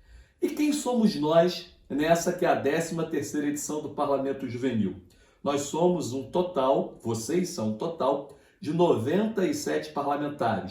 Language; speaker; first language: Portuguese; native; Portuguese